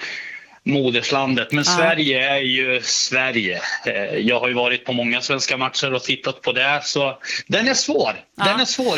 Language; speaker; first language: Swedish; early bilingual, other home language; Bosnian